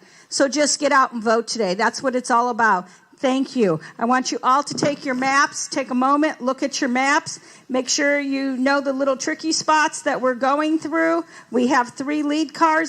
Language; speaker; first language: English; native; English